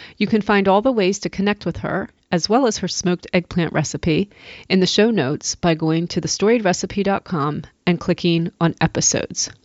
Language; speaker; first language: English; native; English